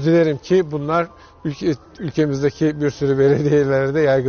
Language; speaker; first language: Turkish; native; Turkish